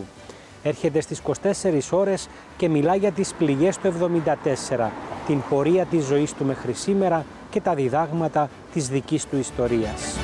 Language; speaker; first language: Greek; native; Greek